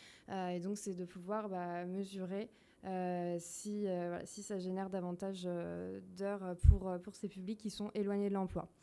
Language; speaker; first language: French; native; French